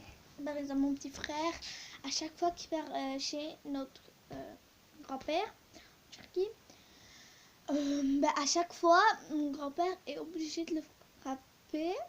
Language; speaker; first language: French; early bilingual, other home language; Turkish